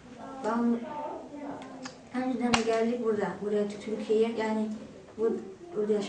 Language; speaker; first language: Turkish; non-native, learner; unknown